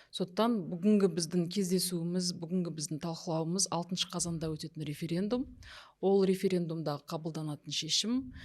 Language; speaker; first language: Kazakh; native; Kazakh